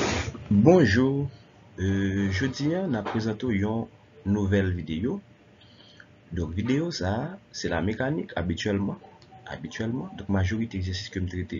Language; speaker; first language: French; non-native, local second language; Haitian Creole